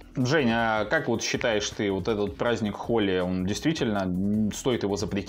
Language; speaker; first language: Russian; native; Russian